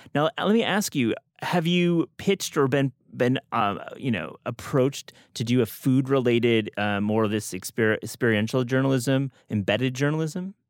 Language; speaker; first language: English; native; English